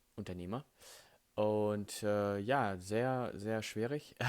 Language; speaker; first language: German; non-native, learner; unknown